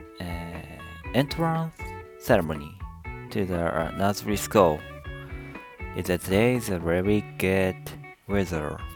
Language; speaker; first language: English; non-native, learner; Japanese